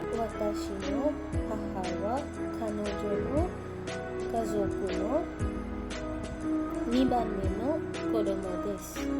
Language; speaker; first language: Japanese; non-native, learner; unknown